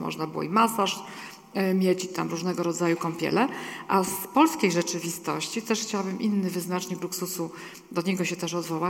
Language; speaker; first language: Polish; native; Polish